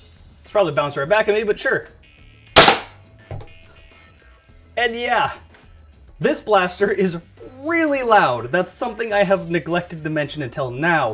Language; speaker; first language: English; native; English